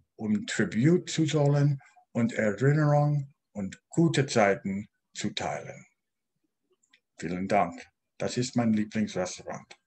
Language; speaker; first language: German; non-native, learner; English